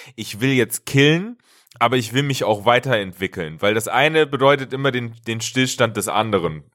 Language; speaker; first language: German; native; German